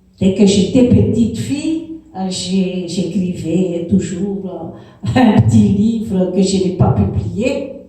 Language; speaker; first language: French; non-native, local second language; Malagasy